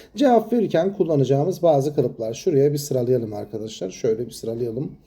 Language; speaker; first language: Turkish; native; Turkish